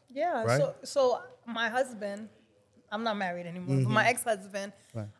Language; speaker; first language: English; non-native, fluent; Spanish